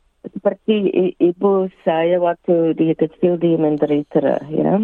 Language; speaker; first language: Indonesian; early bilingual, heritage; English